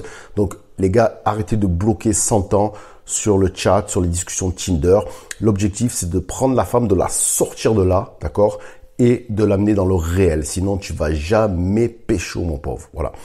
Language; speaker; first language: French; native; French